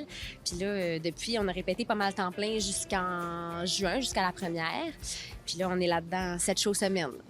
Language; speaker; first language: French; native; French